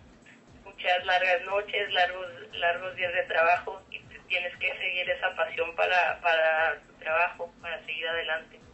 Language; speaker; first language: Spanish; early bilingual, heritage; Spanish